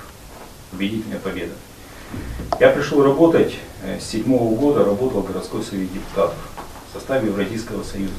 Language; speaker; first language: Russian; native; Russian